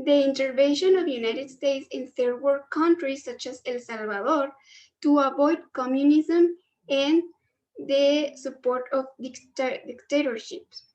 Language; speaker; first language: English; non-native, learner; Spanish